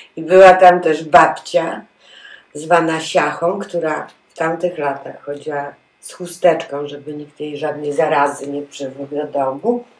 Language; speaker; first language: Polish; native; Polish